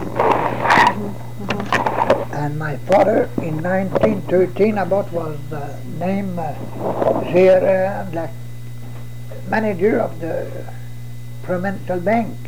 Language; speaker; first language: English; non-native, fluent; French